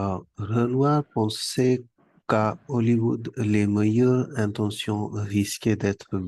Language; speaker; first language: French; non-native, learner; Bangla